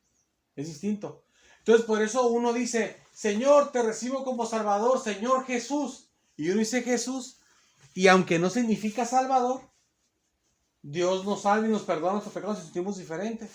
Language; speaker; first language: Spanish; native; Spanish